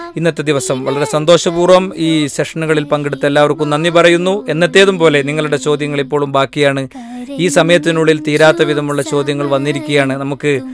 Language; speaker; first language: Malayalam; native; Malayalam